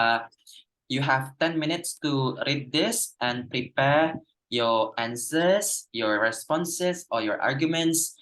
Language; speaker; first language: English; non-native, fluent; Indonesian